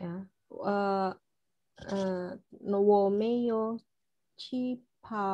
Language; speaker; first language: Chinese; non-native, learner; Indonesian